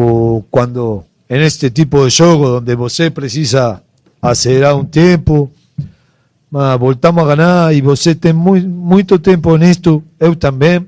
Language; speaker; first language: Portuguese; non-native, local second language; Spanish